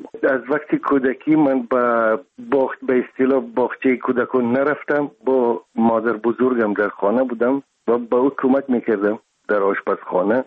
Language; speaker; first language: Persian; non-native, local second language; Russian